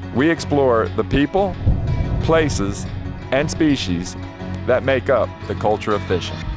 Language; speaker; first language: English; native; English